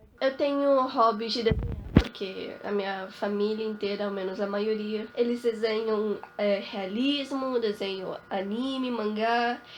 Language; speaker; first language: Portuguese; early bilingual, other home language; Spanish